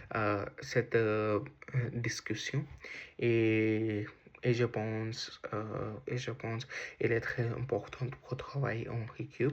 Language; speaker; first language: French; non-native, learner; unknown